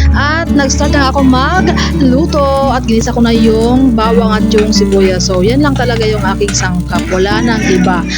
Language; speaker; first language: Filipino; non-native, local second language; Cebuano